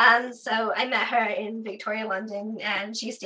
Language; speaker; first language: English; native; English